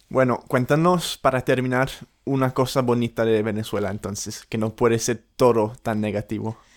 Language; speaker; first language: Spanish; non-native, fluent; English